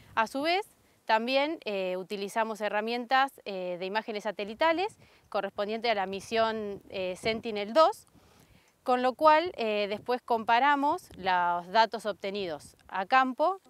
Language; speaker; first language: Spanish; native; Spanish